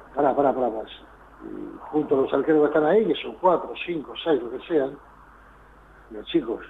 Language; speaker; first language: Spanish; native; Spanish